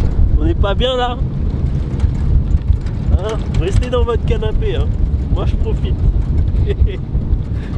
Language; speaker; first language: French; native; French